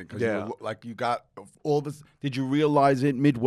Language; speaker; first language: English; native; English